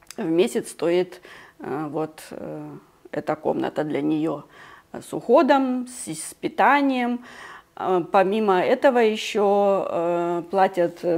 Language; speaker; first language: Russian; native; Russian